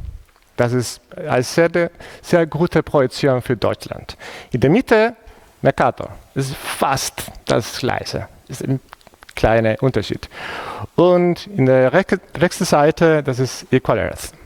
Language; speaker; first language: German; non-native, fluent; Spanish